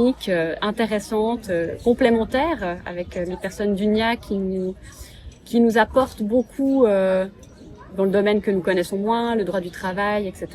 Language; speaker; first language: French; native; French